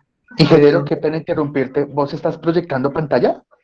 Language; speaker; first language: Spanish; native; Spanish